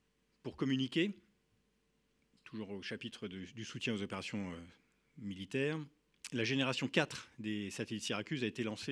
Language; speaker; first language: French; native; French